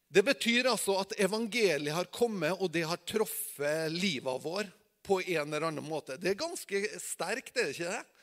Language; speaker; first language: Norwegian; native; Norwegian